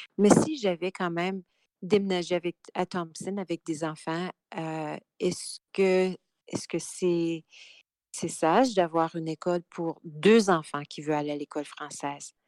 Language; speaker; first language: French; native; French